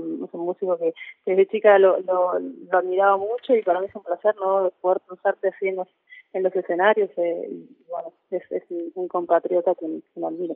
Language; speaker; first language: Spanish; native; Spanish